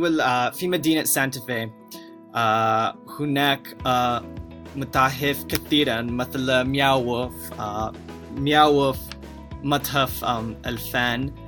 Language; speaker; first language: Arabic; non-native, learner; English